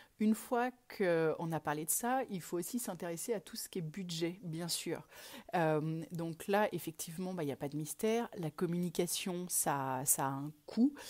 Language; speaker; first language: French; native; French